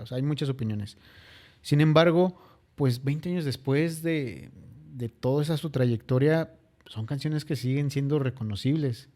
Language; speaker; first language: Spanish; native; Spanish